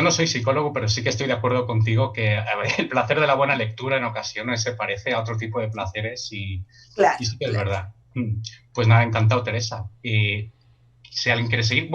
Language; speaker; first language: Spanish; native; Spanish